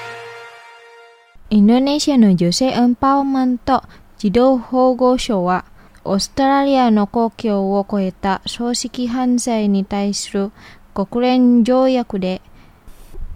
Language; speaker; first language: Japanese; non-native, fluent; Indonesian